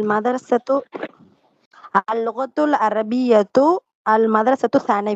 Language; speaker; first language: Arabic; non-native, learner; Tamil